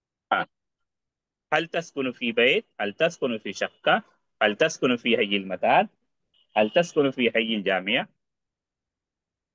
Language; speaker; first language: Arabic; non-native, fluent; Urdu